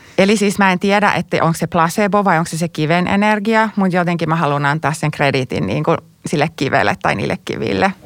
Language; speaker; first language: Finnish; native; Finnish